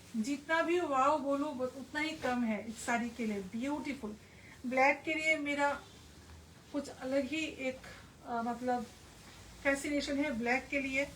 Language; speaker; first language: Hindi; non-native, local second language; Bangla